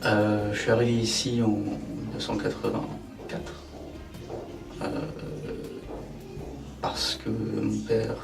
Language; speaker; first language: French; early bilingual, other home language; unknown